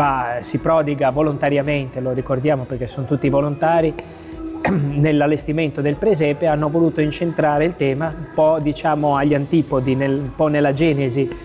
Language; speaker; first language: Italian; native; Italian